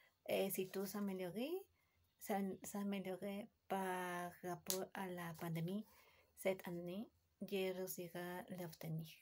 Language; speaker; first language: French; non-native, learner; Spanish